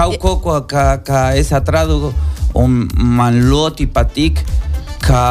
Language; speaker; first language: Latvian; non-native, learner; Spanish